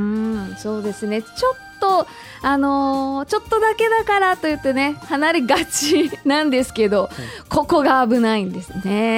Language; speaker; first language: Japanese; native; Japanese